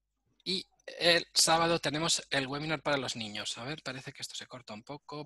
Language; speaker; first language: Spanish; native; Spanish